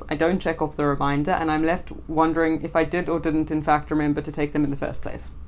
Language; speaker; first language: English; native; English